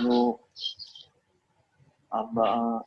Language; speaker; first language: Arabic; non-native, learner; Indonesian